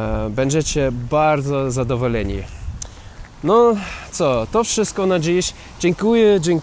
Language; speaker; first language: Polish; non-native, learner; English